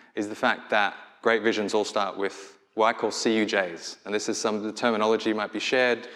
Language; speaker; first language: English; native; English